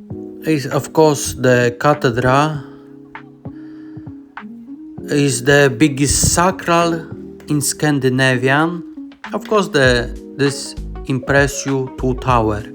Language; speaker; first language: English; non-native, learner; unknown